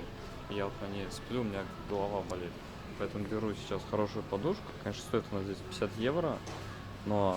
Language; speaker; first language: Russian; native; Russian